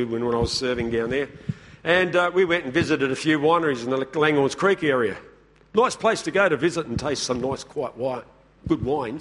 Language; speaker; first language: English; native; English